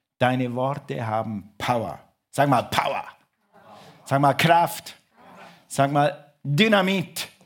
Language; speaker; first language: German; non-native, fluent; English